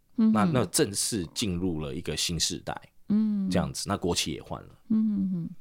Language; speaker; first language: Chinese; early bilingual, heritage; Chinese